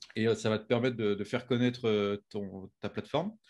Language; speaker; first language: French; native; French